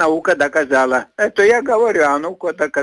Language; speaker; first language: Russian; non-native, fluent; Latvian